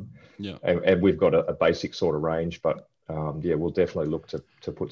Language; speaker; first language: English; native; English